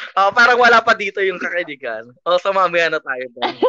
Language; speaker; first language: Filipino; native; Filipino